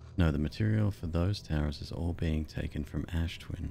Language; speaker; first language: English; native; English